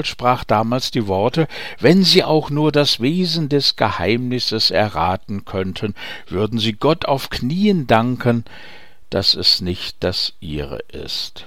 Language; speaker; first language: German; native; German